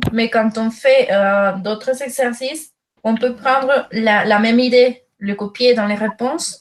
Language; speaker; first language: French; non-native, fluent; Spanish